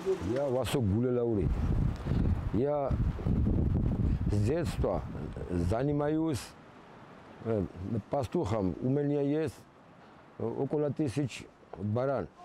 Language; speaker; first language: Russian; non-native, local second language; Georgian